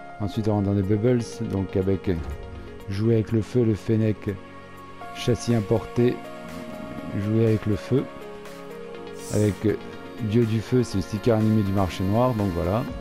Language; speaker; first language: French; native; French